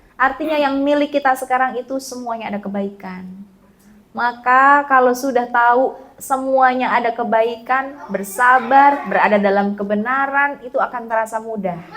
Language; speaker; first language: Indonesian; native; Indonesian